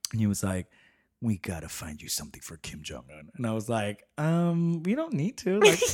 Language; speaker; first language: English; native; English